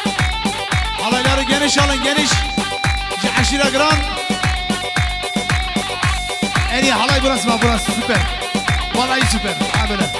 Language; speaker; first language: Turkish; non-native, local second language; Kurdish